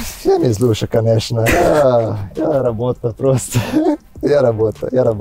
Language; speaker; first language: Russian; non-native, learner; Portuguese